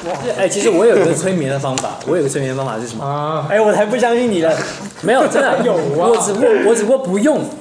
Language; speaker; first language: Chinese; native; Chinese